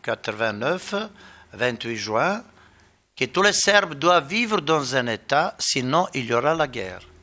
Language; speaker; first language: French; non-native, learner; Bosnian